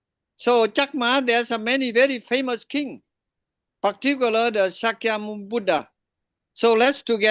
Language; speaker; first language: English; non-native, learner; Vietnamese